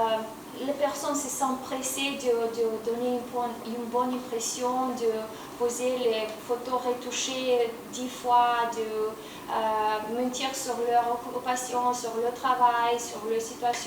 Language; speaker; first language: French; non-native, learner; Romanian